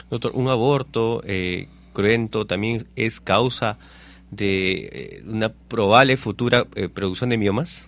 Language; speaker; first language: Spanish; native; Spanish